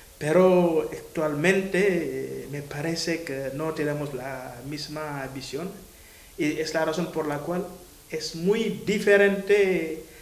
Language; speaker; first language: Spanish; non-native, fluent; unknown